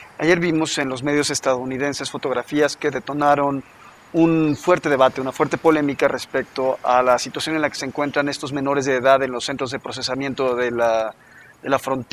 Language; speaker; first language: Spanish; native; Spanish